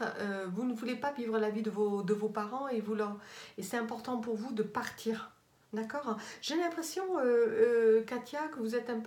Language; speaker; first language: French; native; French